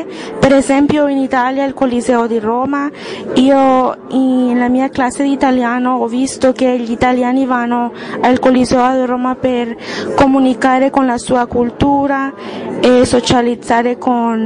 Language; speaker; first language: Italian; non-native, learner; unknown